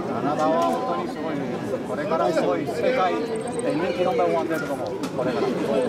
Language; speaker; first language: Japanese; non-native, learner; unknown